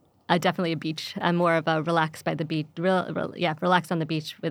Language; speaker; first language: English; early bilingual, other home language; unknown